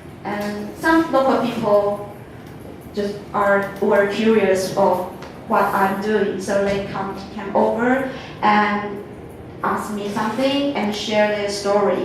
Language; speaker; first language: English; non-native, fluent; Chinese